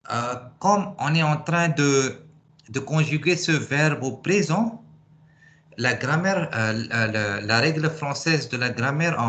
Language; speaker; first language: French; non-native, fluent; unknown